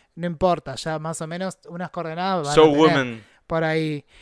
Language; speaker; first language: Spanish; native; Spanish